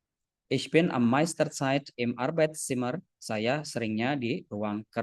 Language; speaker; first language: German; non-native, fluent; Indonesian